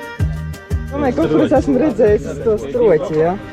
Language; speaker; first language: Latvian; native; Latvian